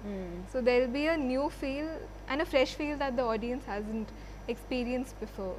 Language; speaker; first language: Telugu; non-native, fluent; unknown